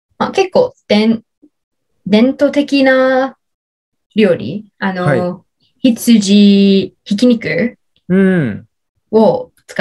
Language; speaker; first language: Japanese; non-native, learner; English